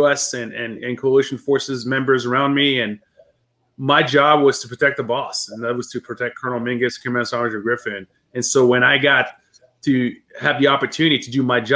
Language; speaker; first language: English; early bilingual, other home language; French